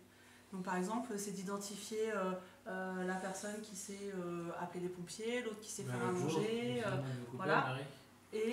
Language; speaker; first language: French; native; French